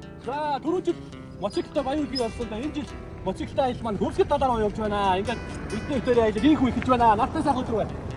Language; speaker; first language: Mongolian; native; Mongolian